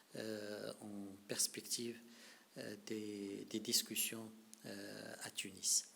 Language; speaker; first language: French; non-native, local second language; Arabic